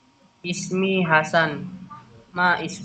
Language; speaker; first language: Arabic; non-native, learner; Indonesian